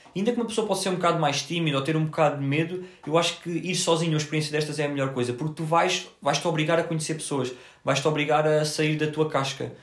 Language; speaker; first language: Portuguese; native; Portuguese